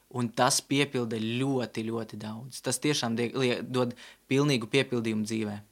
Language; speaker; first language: Latvian; non-native, local second language; Russian